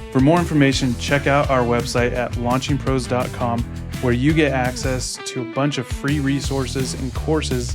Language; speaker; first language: English; native; English